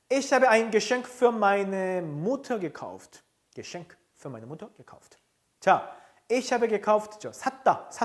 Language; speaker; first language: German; non-native, fluent; Korean